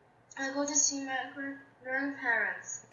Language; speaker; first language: English; non-native, learner; Chinese